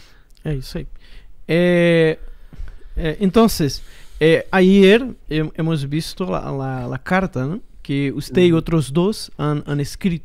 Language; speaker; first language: Spanish; non-native, fluent; Portuguese